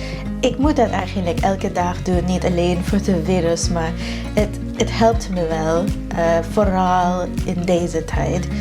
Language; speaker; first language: Dutch; non-native, fluent; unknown